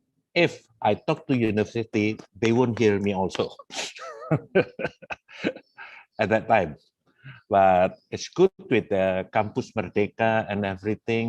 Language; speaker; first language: English; non-native, fluent; Indonesian